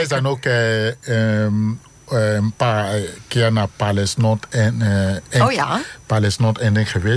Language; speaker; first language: Dutch; non-native, learner; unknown